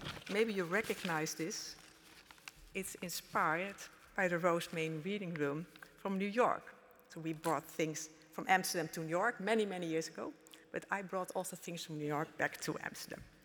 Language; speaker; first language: English; non-native, fluent; Dutch